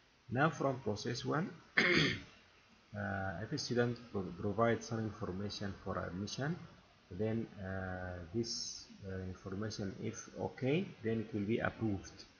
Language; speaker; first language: English; non-native, fluent; Arabic